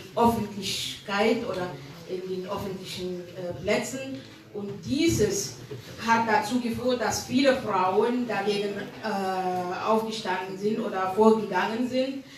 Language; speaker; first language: German; non-native, fluent; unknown